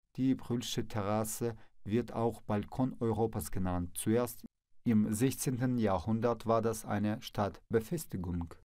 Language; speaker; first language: German; non-native, fluent; Russian